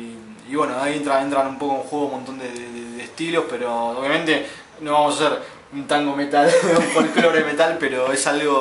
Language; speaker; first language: Spanish; native; Spanish